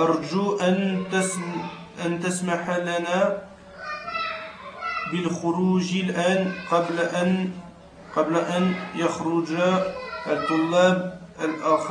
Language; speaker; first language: Arabic; non-native, learner; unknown